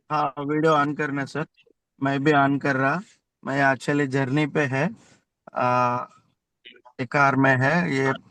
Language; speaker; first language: Hindi; non-native, local second language; Telugu